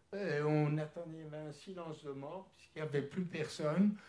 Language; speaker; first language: French; early bilingual, other home language; Polish